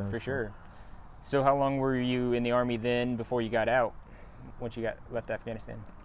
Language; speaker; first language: English; native; English